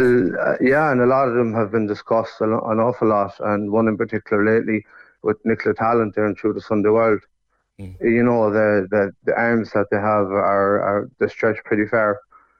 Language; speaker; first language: English; native; English